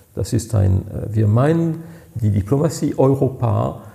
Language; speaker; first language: German; non-native, fluent; French